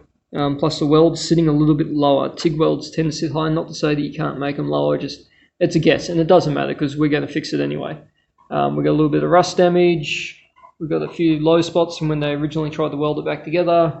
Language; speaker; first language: English; native; English